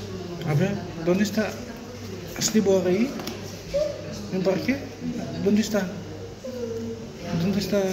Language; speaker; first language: Spanish; non-native, learner; Filipino